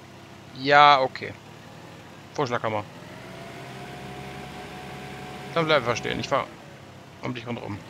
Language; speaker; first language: German; native; German